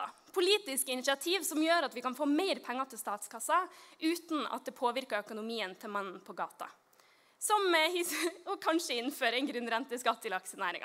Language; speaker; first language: Norwegian; native; Norwegian